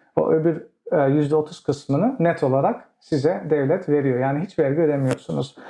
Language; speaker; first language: Turkish; early bilingual, heritage; Turkish